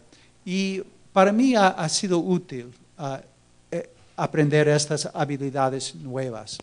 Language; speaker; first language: Spanish; non-native, fluent; English